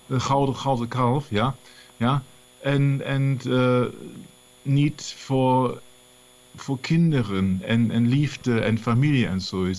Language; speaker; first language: Dutch; non-native, learner; German